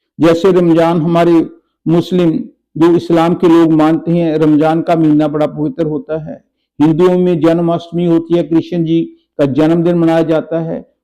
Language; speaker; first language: Hindi; non-native, local second language; Punjabi